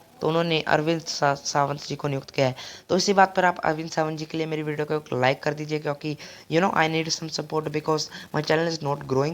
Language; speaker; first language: Hindi; native; Hindi